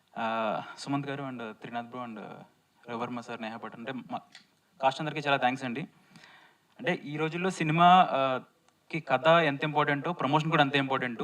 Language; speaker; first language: Telugu; native; Telugu